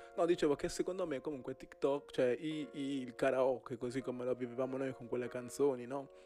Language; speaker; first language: Italian; early bilingual, heritage; Italian